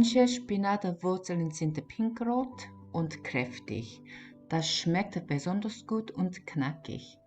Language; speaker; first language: German; non-native, learner; Korean